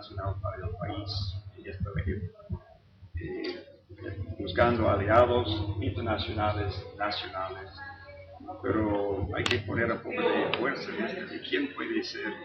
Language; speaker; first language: Spanish; non-native, fluent; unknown